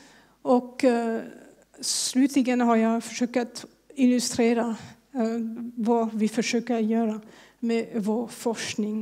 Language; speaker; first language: Swedish; non-native, fluent; French